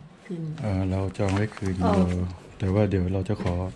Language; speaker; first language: Chinese; non-native, learner; Thai